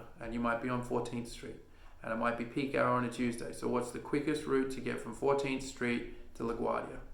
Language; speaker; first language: English; native; English